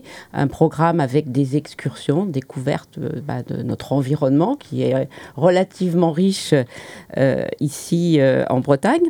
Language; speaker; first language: French; native; French